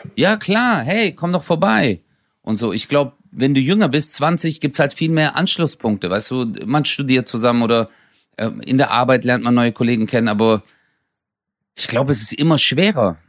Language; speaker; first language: German; native; German